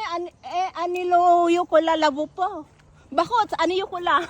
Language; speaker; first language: Hebrew; non-native, learner; Filipino